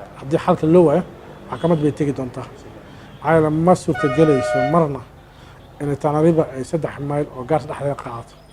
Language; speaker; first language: Somali; native; Somali